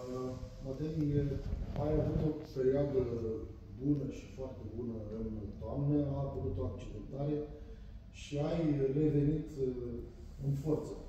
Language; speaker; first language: Romanian; native; Romanian